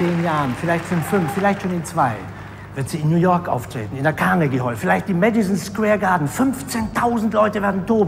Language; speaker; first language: German; native; German